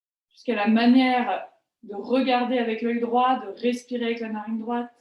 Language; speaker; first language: French; native; French